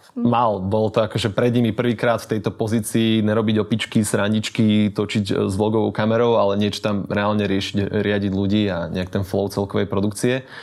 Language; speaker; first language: Slovak; native; Slovak